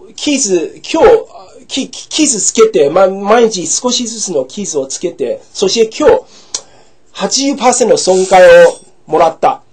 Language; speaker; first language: Japanese; non-native, fluent; English